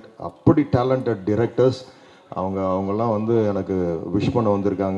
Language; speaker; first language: Tamil; native; Tamil